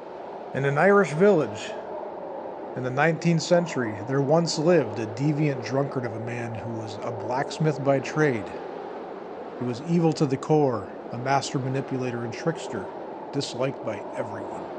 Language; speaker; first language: English; native; English